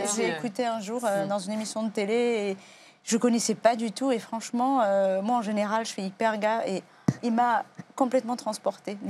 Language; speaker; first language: French; native; French